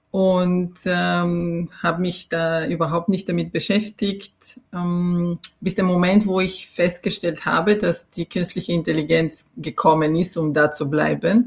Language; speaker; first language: German; non-native, fluent; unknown